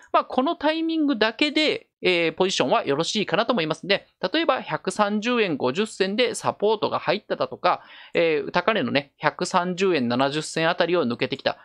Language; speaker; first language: Japanese; native; Japanese